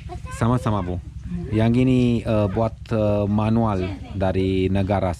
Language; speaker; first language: Indonesian; non-native, learner; Romanian